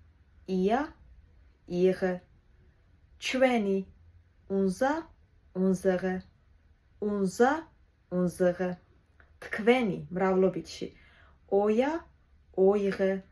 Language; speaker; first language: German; non-native, fluent; Georgian